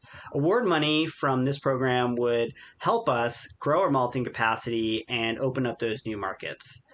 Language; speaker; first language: English; native; English